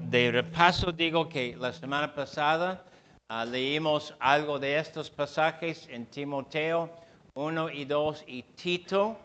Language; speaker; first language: Spanish; non-native, fluent; English